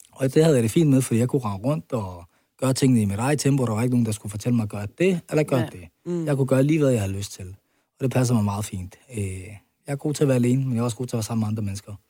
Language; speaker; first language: Danish; early bilingual, other home language; Arabic